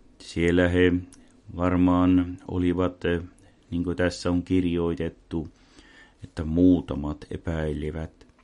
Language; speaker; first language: Finnish; non-native, local second language; Swedish